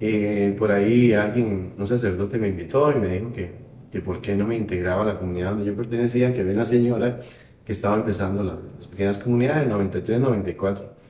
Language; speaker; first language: Spanish; native; Spanish